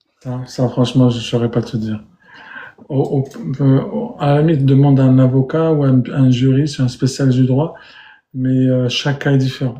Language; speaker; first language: French; native; French